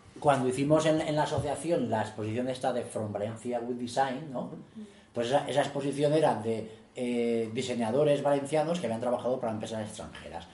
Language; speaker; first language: Spanish; native; Spanish